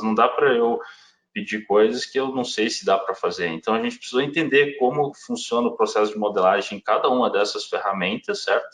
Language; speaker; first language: Portuguese; native; Portuguese